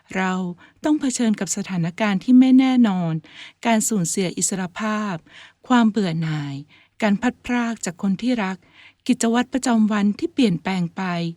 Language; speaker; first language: Thai; native; Thai